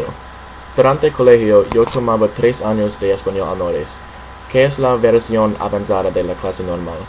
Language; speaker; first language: Spanish; non-native, learner; English